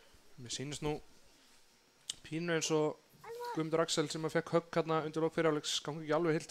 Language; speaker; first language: Icelandic; native; Icelandic